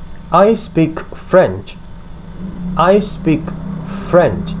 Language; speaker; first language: English; non-native, fluent; Indonesian